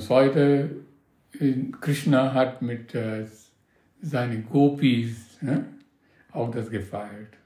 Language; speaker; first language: German; non-native, learner; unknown